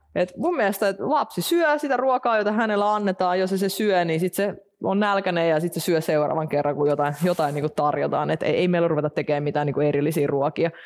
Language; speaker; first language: Finnish; non-native, fluent; Russian